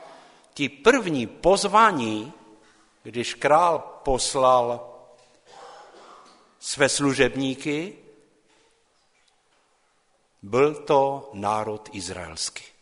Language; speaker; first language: Czech; non-native, local second language; Polish